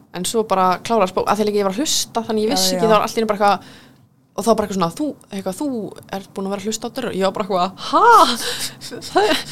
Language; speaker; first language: Icelandic; early bilingual, heritage; Icelandic